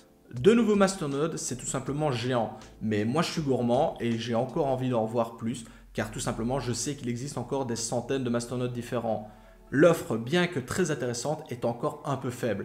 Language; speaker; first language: French; native; French